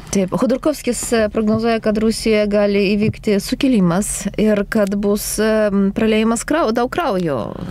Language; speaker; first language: Lithuanian; non-native, local second language; Polish